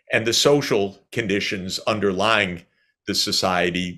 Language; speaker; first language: English; native; English